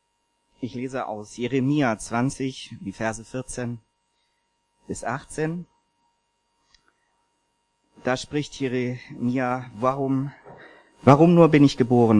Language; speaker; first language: German; native; German